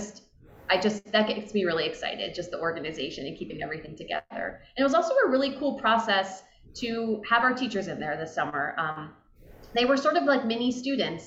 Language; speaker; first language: English; native; English